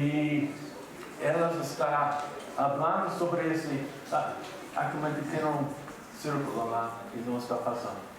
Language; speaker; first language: Portuguese; non-native, fluent; English